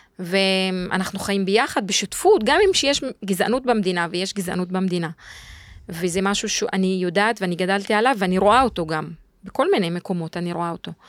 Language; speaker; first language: Hebrew; non-native, local second language; Arabic